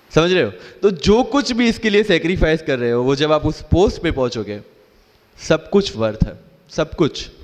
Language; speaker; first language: Hindi; non-native, local second language; Gujarati